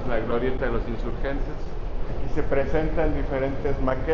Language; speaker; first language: Spanish; native; Spanish